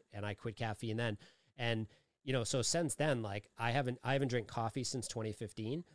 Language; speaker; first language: English; native; English